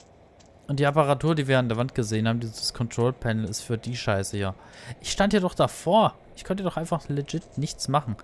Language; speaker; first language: German; native; German